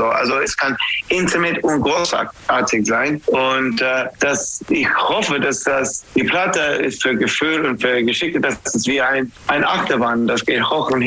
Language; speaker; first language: German; non-native, learner; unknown